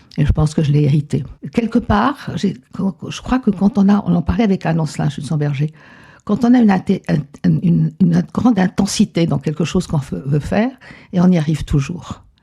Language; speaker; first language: French; non-native, fluent; Spanish